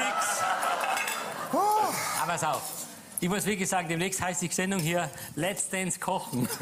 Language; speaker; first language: German; native; German